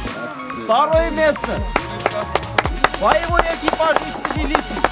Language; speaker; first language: Russian; non-native, local second language; Armenian